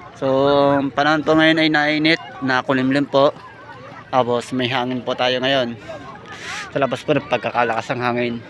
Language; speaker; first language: Filipino; native; Filipino